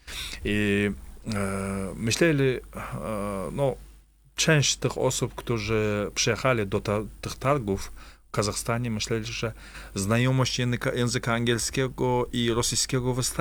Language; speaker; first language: Polish; non-native, fluent; Kazakh